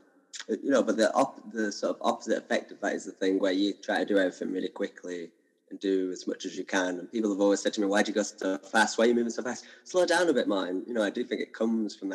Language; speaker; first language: English; native; English